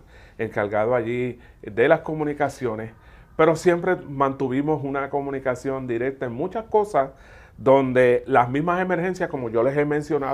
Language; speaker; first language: Spanish; native; Spanish